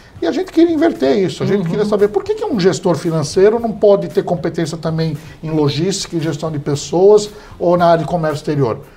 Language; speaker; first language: Portuguese; early bilingual, heritage; English